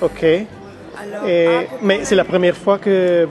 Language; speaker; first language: French; non-native, fluent; Italian